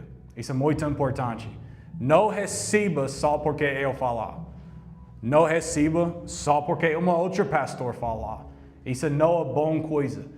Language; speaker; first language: Portuguese; non-native, learner; English